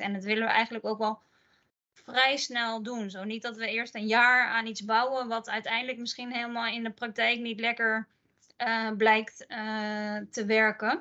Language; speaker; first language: Dutch; native; Dutch